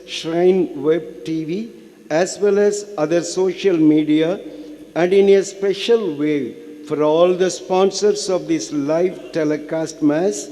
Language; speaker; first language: English; non-native, local second language; Tamil